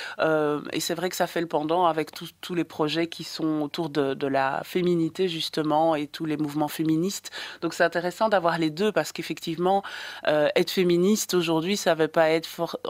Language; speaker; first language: French; native; French